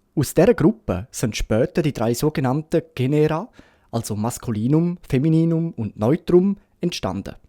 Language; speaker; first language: German; native; German